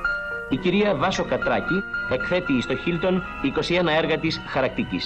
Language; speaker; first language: Greek; native; Greek